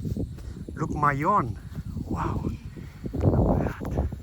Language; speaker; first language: English; non-native, learner; French